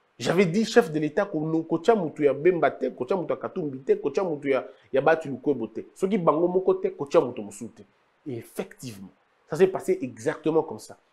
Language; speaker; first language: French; non-native, local second language; Lingala